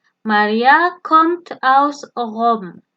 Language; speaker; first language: German; non-native, fluent; Indonesian